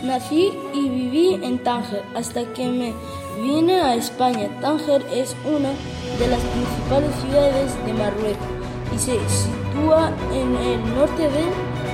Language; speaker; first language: Spanish; early bilingual, other home language; Arabic